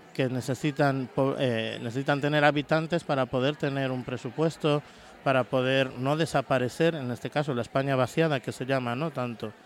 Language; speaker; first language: Spanish; native; Spanish